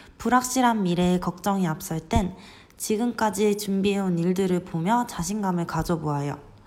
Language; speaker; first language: Korean; native; Korean